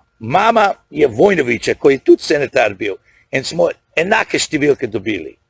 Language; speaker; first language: Slovenian; early bilingual, heritage; Slovenian